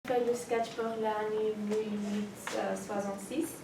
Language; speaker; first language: French; non-native, learner; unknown